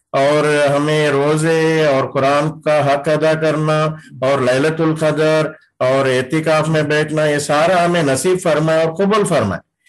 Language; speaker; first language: Urdu; native; Urdu